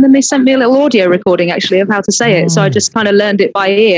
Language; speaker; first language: English; native; English